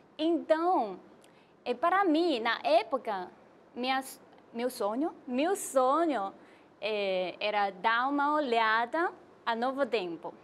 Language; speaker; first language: Portuguese; non-native, learner; Chinese